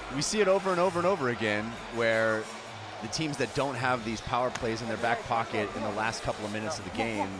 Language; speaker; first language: English; native; English